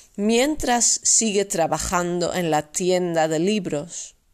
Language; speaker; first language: Spanish; non-native, fluent; Dutch